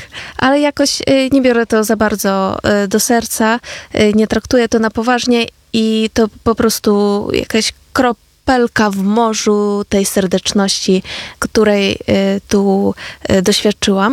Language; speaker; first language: Polish; non-native, fluent; Ukrainian